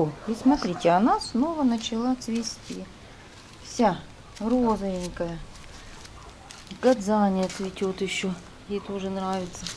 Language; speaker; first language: Russian; native; Russian